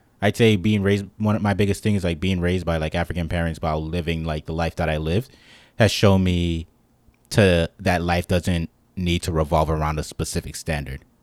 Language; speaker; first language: English; native; English